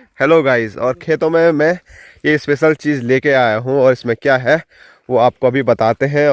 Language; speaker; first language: Hindi; native; Hindi